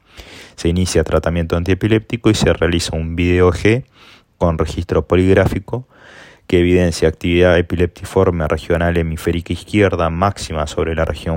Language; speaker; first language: Spanish; native; Spanish